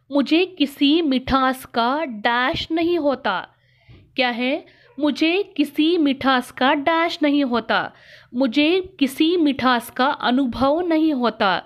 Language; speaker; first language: Hindi; non-native, local second language; Kannada